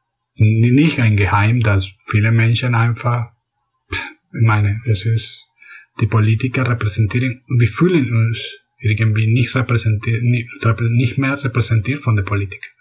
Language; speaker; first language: German; non-native, fluent; Spanish